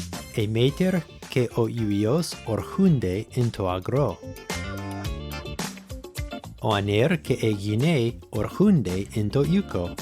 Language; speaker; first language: Greek; non-native, fluent; English